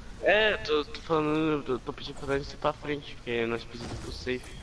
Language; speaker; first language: Portuguese; native; Portuguese